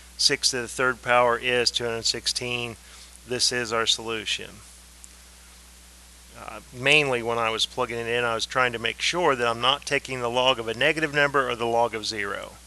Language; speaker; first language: English; native; English